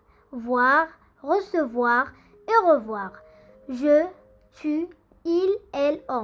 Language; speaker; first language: French; non-native, fluent; Arabic